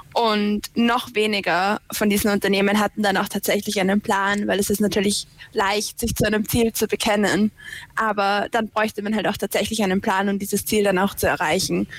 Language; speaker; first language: German; native; German